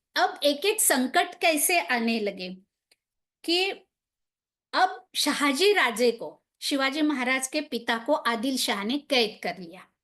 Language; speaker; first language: Hindi; non-native, local second language; Marathi